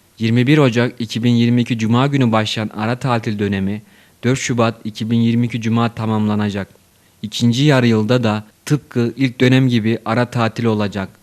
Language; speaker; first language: Turkish; native; Turkish